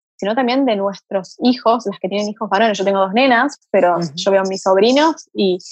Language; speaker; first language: Spanish; early bilingual, other home language; Portuguese